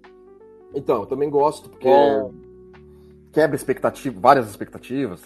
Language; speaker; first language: Portuguese; native; Portuguese